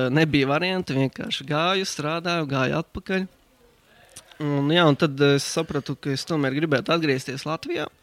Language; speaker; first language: Latvian; native; Latvian